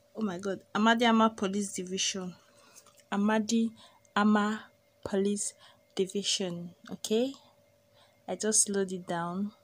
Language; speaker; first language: English; non-native, local second language; Igbo